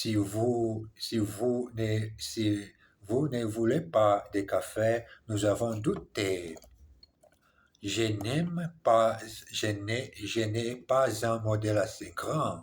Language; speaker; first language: French; non-native, learner; English